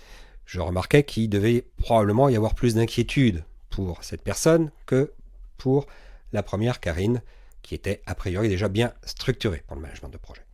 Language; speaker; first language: French; native; French